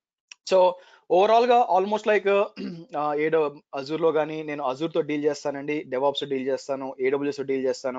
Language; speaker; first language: Telugu; native; Telugu